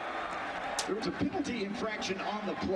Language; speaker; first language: English; native; English